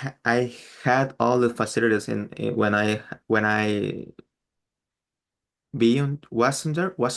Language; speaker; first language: English; non-native, learner; Spanish